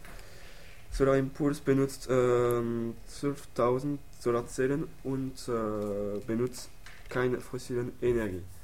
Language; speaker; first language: German; non-native, learner; French